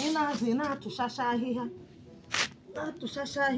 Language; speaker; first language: Igbo; native; Igbo